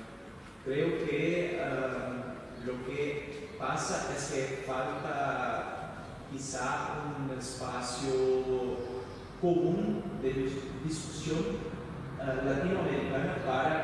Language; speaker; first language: Spanish; non-native, fluent; Portuguese